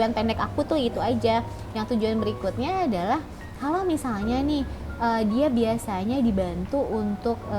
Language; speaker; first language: Indonesian; native; Indonesian